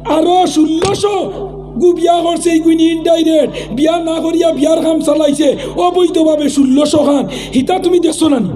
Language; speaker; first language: Bangla; native; Bangla